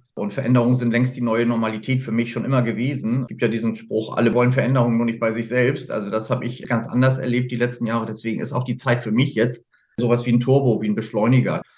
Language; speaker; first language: German; native; German